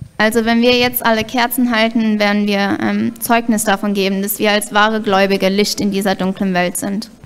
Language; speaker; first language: German; native; German